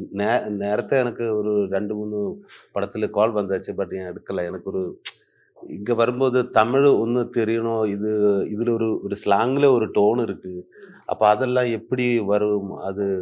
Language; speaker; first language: Tamil; non-native, learner; Malayalam